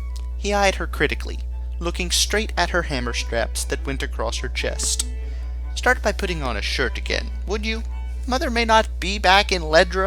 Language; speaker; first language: English; native; English